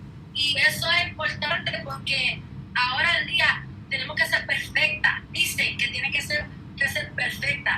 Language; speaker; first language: Spanish; early bilingual, heritage; Spanish